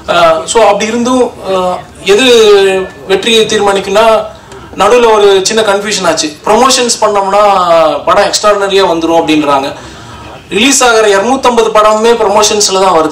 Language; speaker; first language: Tamil; native; Tamil